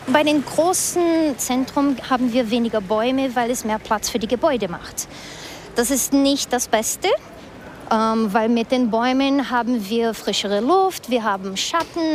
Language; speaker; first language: German; early bilingual, other home language; Portuguese